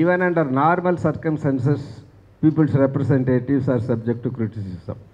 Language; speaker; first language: English; non-native, local second language; Tamil